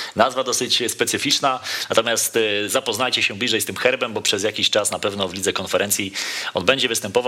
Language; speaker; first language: Polish; native; Polish